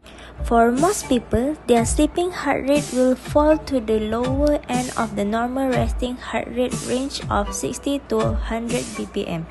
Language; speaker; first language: English; non-native, local second language; Malay